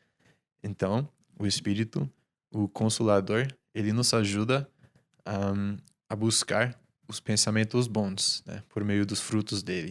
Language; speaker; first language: Portuguese; non-native, fluent; English